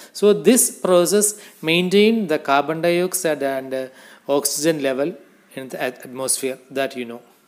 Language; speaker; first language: English; non-native, local second language; Malayalam